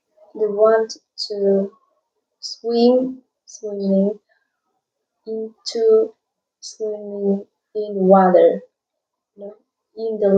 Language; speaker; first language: English; non-native, learner; Vietnamese